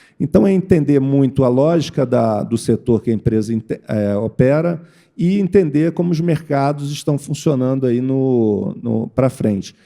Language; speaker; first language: Portuguese; native; Portuguese